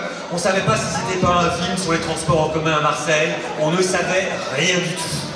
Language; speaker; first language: French; native; French